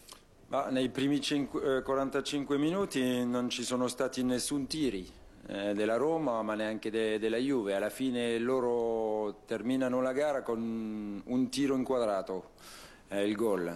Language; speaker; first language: Italian; non-native, fluent; French